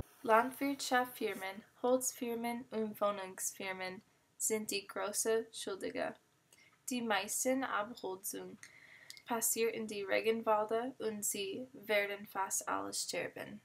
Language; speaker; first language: German; non-native, learner; English